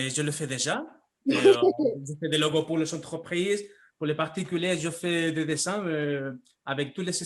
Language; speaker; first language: French; non-native, fluent; Spanish